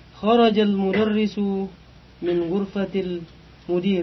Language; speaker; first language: Arabic; non-native, learner; Indonesian